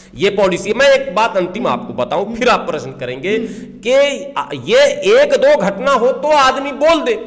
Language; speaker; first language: Hindi; native; Hindi